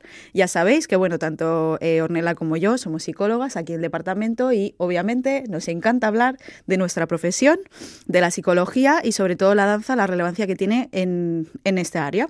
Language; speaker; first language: Spanish; native; Spanish